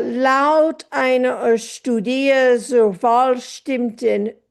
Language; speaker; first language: German; non-native, fluent; English